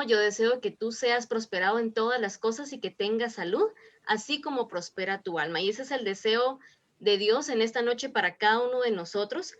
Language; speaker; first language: Spanish; native; Spanish